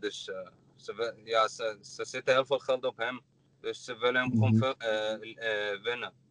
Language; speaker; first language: Dutch; non-native, learner; Arabic